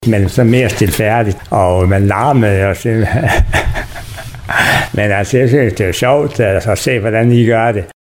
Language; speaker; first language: Danish; native; Danish